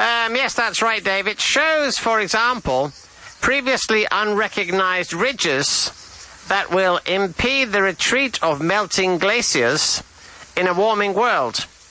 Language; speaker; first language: English; native; English